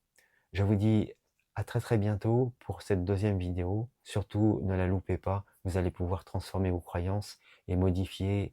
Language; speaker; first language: French; native; French